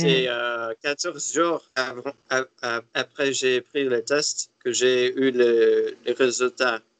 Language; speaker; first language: French; non-native, learner; English